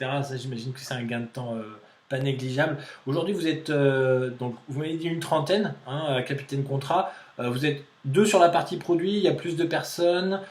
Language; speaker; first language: French; native; French